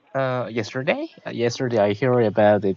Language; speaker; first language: English; non-native, learner; Korean